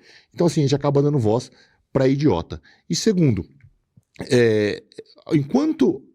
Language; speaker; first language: Portuguese; native; Portuguese